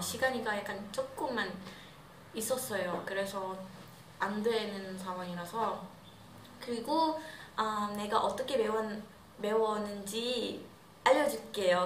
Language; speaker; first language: Korean; non-native, learner; Malay